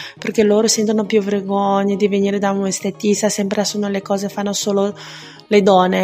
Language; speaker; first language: Italian; non-native, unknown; Chinese